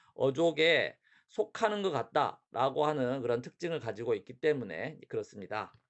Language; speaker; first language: Korean; native; Korean